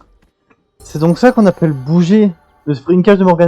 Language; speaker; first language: French; native; French